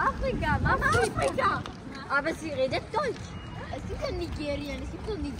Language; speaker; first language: German; early bilingual, other home language; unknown